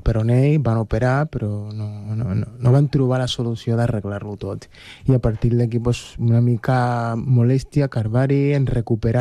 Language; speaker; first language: Catalan; non-native, fluent; Spanish